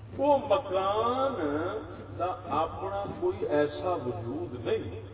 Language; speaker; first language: Urdu; non-native, local second language; Punjabi